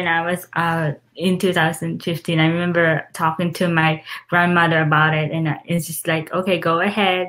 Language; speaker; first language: English; non-native, local second language; Filipino